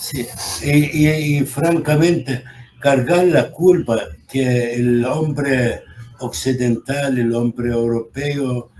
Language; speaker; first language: Spanish; non-native, fluent; Arabic